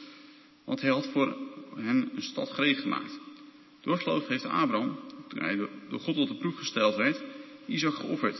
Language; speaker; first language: Dutch; native; Dutch